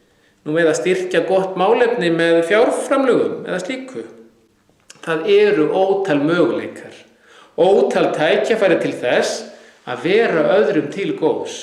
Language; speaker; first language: Icelandic; native; Icelandic